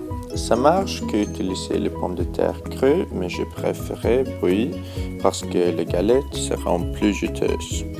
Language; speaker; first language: French; non-native, learner; Swedish